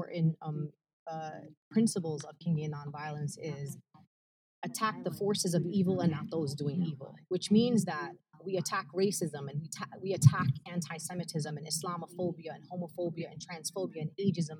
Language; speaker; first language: English; early bilingual, other home language; Arabic